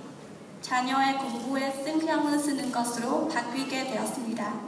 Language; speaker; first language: Korean; non-native, learner; Khmer